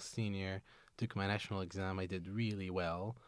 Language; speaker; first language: English; non-native, fluent; Arabic